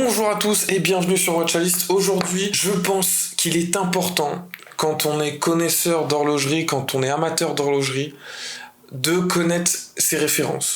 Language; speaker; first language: French; native; French